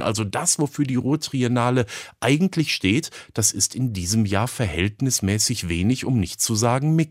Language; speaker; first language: German; native; German